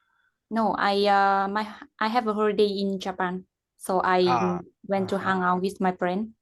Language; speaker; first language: English; non-native, learner; Vietnamese